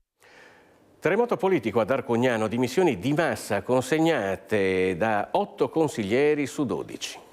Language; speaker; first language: Italian; native; Italian